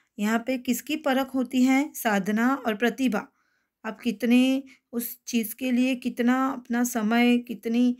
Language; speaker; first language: Hindi; non-native, local second language; Gujarati